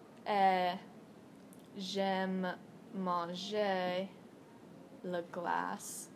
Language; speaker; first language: French; non-native, learner; English